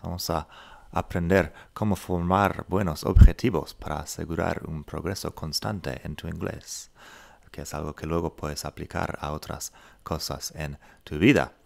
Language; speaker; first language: Spanish; non-native, fluent; English